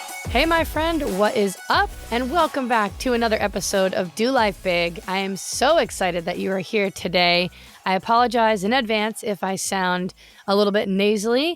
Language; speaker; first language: English; native; English